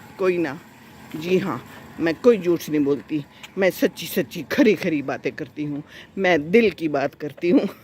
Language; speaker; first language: Urdu; non-native, local second language; Punjabi